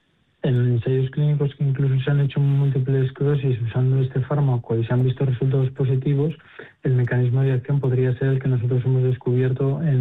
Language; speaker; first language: Spanish; native; Spanish